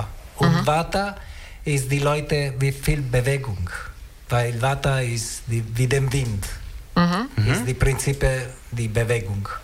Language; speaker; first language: German; non-native, learner; Italian